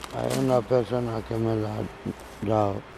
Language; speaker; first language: Spanish; non-native, learner; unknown